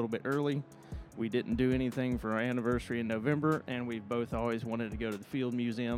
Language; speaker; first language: English; native; English